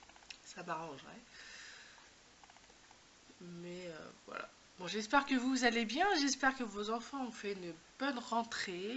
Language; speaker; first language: French; native; French